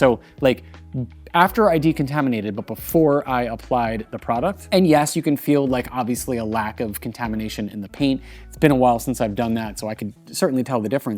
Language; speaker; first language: English; native; English